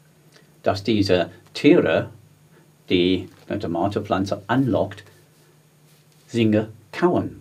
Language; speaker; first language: German; non-native, fluent; English